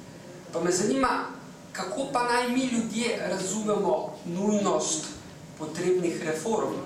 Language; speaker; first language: Slovenian; native; Slovenian